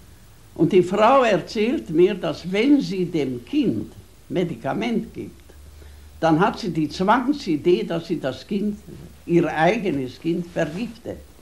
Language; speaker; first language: German; non-native, fluent; Hungarian